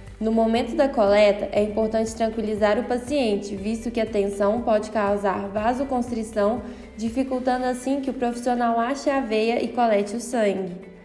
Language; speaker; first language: Portuguese; native; Portuguese